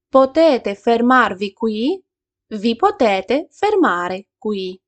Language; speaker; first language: Italian; non-native, fluent; Ukrainian